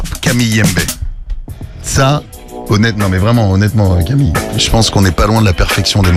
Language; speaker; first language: French; native; French